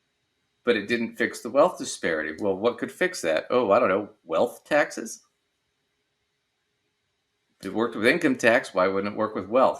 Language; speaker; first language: English; native; English